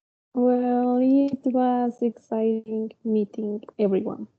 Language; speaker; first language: English; non-native, learner; Spanish